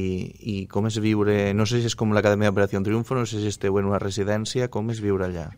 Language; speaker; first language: Catalan; native; Catalan